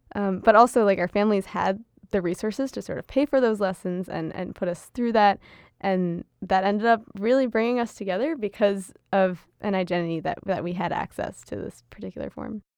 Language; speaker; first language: English; early bilingual, other home language; Gujarati